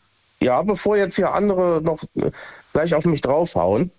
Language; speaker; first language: German; native; German